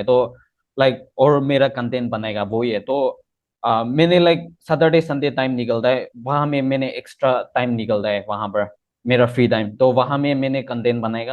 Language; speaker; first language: Hindi; non-native, local second language; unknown